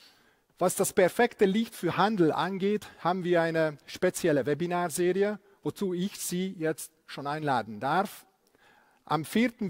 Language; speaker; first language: German; non-native, fluent; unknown